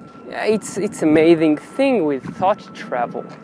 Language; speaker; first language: English; non-native, fluent; Hebrew